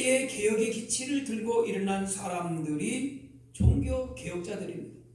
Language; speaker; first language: Korean; native; Korean